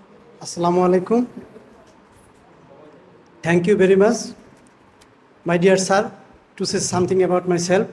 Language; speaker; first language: English; non-native, learner; Bangla